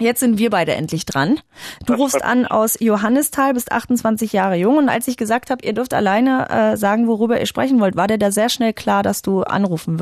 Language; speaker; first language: German; native; German